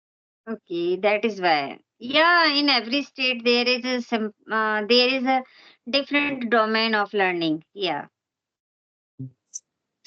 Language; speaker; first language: English; non-native, local second language; Hindi